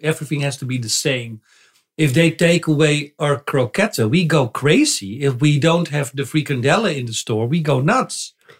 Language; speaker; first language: English; non-native, fluent; Dutch